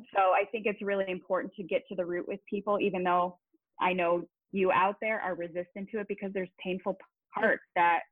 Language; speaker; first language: English; native; English